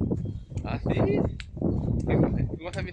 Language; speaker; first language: Spanish; native; Spanish